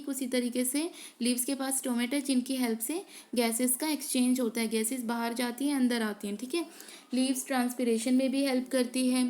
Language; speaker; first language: Hindi; native; Hindi